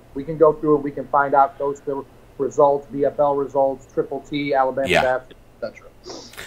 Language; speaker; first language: English; native; English